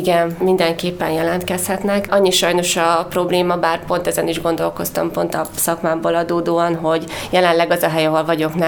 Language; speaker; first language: Hungarian; native; Hungarian